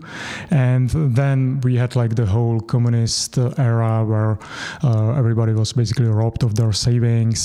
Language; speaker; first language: English; non-native, fluent; Czech